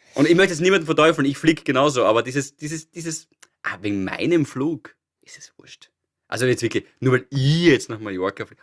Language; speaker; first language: German; native; German